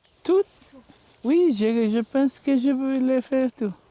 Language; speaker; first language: French; non-native, learner; Romanian